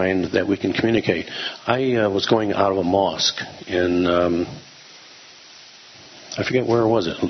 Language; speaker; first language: English; native; English